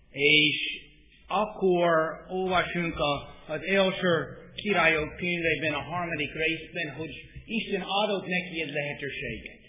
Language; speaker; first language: Hungarian; non-native, fluent; English